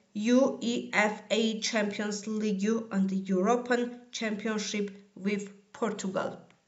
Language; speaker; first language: English; non-native, fluent; Armenian